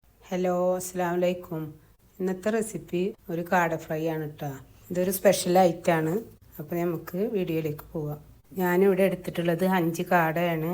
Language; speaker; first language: Malayalam; native; Malayalam